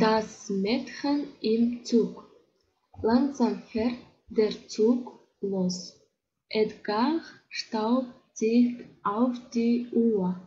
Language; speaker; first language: German; non-native, learner; Kyrgyz